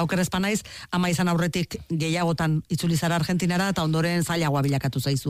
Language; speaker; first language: Basque; native; Basque